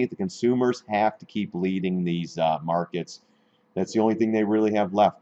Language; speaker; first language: English; native; English